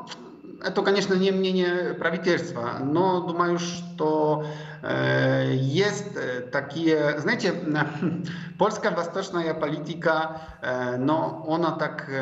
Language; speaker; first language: Russian; non-native, fluent; Polish